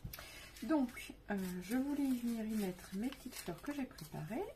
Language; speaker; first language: French; native; French